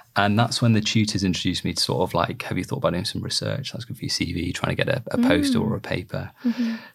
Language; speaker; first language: English; native; English